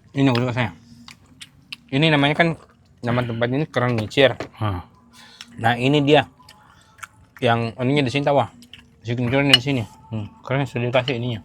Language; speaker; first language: Malay; native; Malay